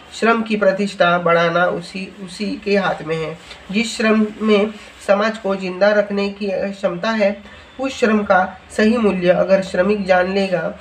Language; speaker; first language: Hindi; non-native, local second language; Marathi